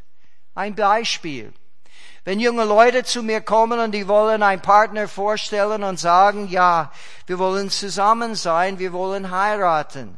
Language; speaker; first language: German; non-native, fluent; English